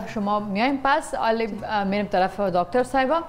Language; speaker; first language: Persian; non-native, fluent; Pashto